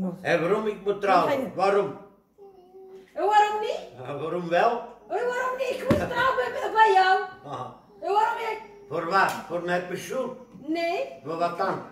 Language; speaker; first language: Dutch; non-native, learner; Arabic